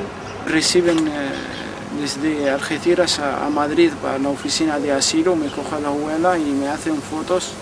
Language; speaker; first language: Spanish; non-native, fluent; Arabic